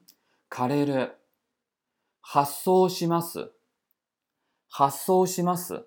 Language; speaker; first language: Japanese; non-native, fluent; Chinese